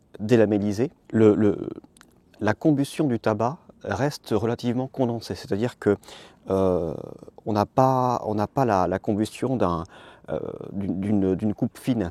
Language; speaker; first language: French; native; French